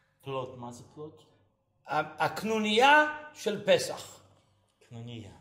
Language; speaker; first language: Hebrew; early bilingual, other home language; Ladino